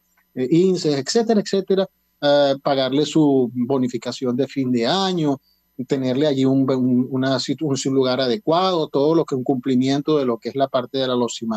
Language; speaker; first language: Spanish; native; Spanish